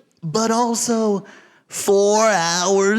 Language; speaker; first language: English; native; English